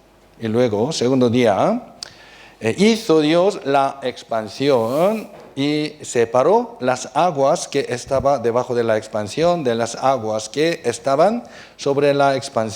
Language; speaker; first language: Spanish; non-native, fluent; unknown